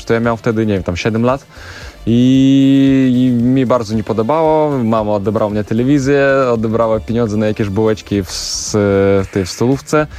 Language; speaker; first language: Polish; non-native, learner; Russian